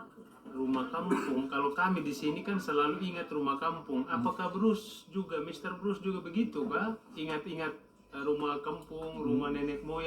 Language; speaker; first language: Indonesian; non-native, local second language; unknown